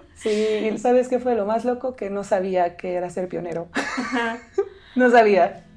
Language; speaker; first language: Spanish; native; Spanish